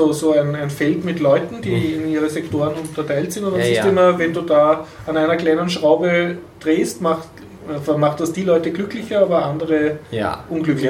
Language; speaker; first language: German; native; German